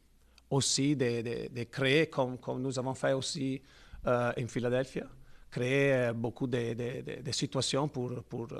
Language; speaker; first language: French; non-native, learner; Italian